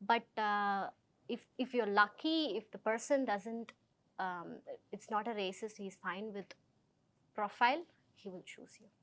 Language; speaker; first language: English; non-native, local second language; Tamil